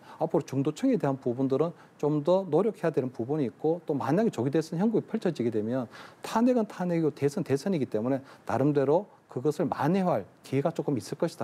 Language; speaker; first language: Korean; native; Korean